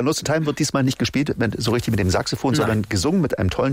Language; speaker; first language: German; native; German